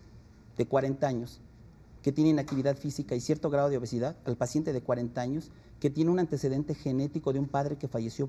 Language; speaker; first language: Spanish; native; Spanish